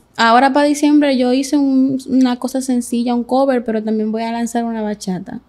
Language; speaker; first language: Spanish; native; Spanish